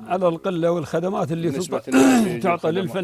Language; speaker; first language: Arabic; native; Arabic